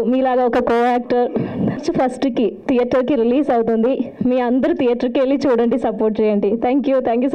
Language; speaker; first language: Telugu; non-native, learner; Malayalam